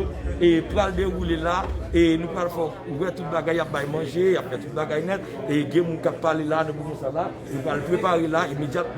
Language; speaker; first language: French; non-native, local second language; Haitian Creole